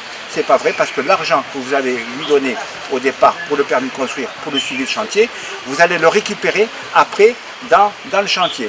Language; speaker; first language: French; native; French